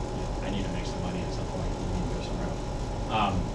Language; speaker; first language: English; native; English